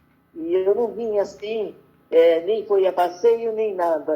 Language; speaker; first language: Portuguese; early bilingual, other home language; Arabic